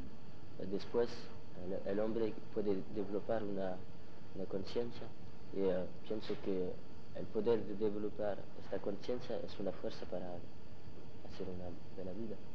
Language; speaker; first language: Spanish; non-native, learner; French